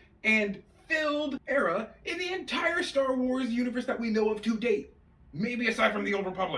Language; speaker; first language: English; native; English